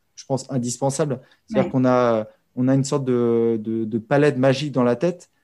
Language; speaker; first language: French; native; French